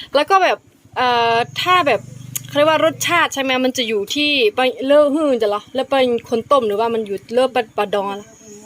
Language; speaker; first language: Thai; non-native, local second language; Karen languages